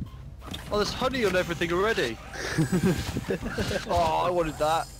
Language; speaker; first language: English; native; English